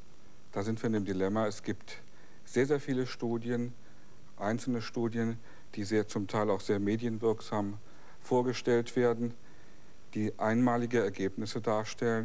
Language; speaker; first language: German; native; German